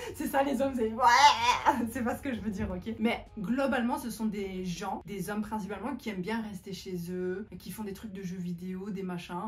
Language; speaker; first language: French; native; French